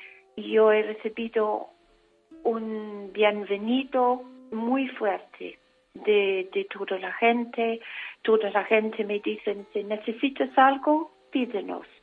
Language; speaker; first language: Spanish; non-native, fluent; English